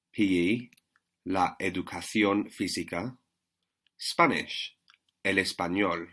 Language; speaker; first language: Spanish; non-native, fluent; English